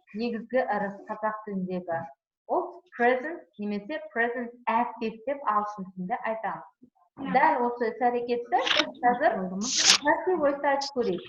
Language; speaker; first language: Kazakh; non-native, local second language; Uzbek